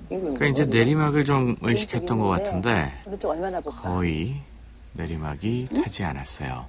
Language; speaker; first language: Korean; native; Korean